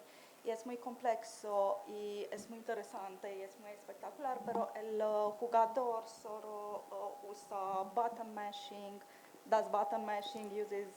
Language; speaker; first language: Spanish; non-native, fluent; English